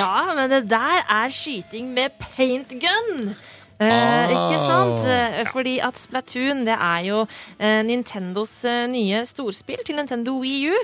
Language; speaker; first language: Norwegian; native; Norwegian